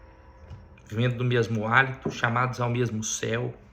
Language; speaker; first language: Portuguese; native; Portuguese